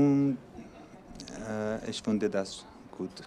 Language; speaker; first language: German; non-native, learner; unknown